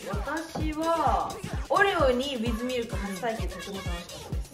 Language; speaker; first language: Japanese; native; Japanese